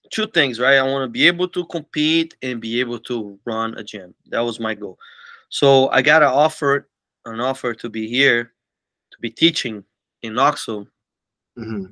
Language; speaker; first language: English; non-native, fluent; Portuguese